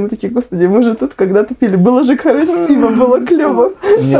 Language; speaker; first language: Russian; native; Russian